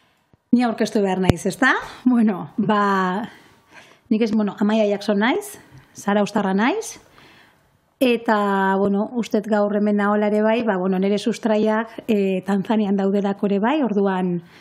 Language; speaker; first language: Basque; native; Basque